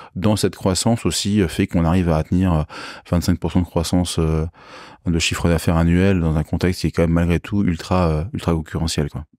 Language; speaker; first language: French; native; French